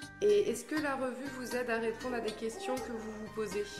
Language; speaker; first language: French; native; French